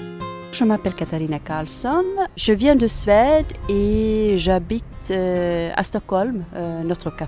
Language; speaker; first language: French; non-native, fluent; Swedish